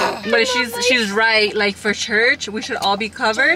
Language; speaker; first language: English; early bilingual, other home language; Spanish